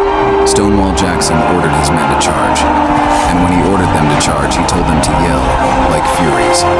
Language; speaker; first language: English; native; English